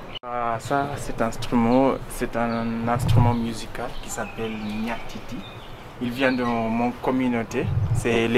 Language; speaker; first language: French; non-native, fluent; Luo (Kenya and Tanzania)